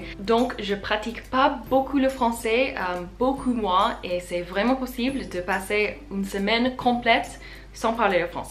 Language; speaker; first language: French; non-native, fluent; English